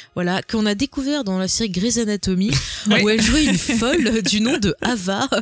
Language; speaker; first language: French; native; French